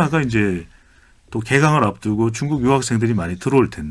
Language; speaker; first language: Korean; native; Korean